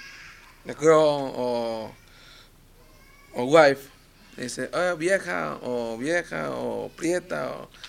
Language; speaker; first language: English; non-native, learner; Spanish